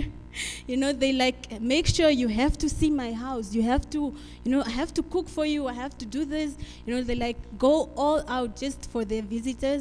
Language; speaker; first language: English; non-native, local second language; Afrikaans